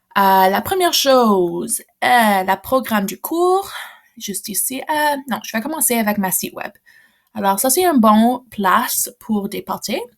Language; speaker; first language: French; non-native, local second language; English